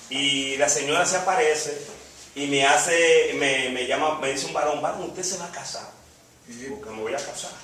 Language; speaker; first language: Spanish; native; Spanish